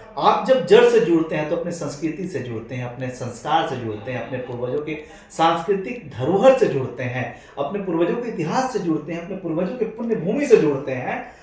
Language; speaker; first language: Hindi; native; Hindi